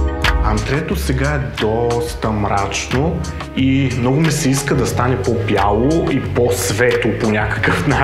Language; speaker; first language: Bulgarian; native; Bulgarian